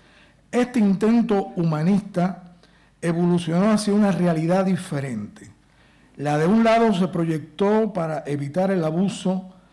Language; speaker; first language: Spanish; native; Spanish